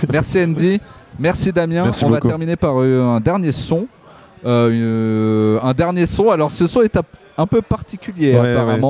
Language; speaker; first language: French; native; French